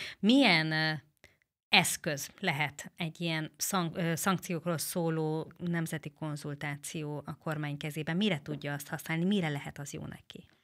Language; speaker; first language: Hungarian; native; Hungarian